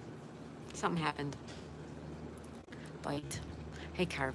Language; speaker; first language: English; native; English